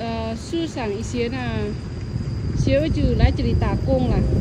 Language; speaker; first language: Chinese; non-native, learner; Lao